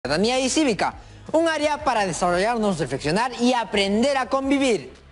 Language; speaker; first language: Spanish; native; Spanish